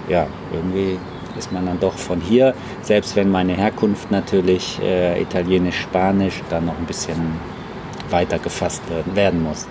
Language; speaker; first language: German; native; German